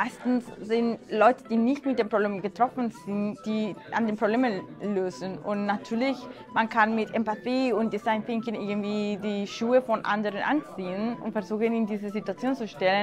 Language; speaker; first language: German; non-native, fluent; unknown